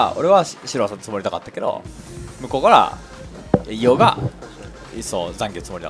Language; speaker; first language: Japanese; native; Japanese